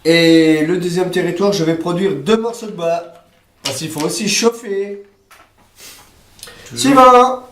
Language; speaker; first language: French; native; French